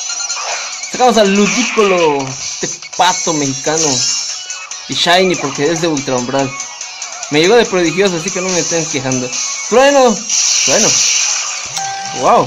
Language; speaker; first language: Spanish; native; Spanish